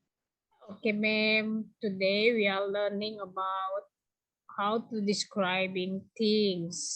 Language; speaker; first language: English; non-native, learner; Indonesian